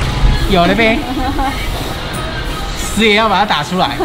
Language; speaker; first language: Chinese; native; Chinese